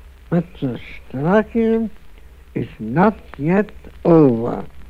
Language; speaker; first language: English; non-native, fluent; German